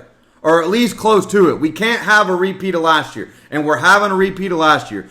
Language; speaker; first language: English; native; English